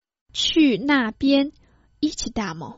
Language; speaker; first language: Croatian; non-native, fluent; Chinese